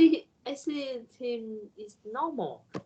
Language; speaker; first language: English; non-native, learner; Vietnamese